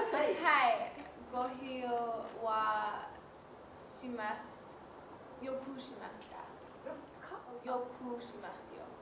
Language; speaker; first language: Japanese; non-native, learner; English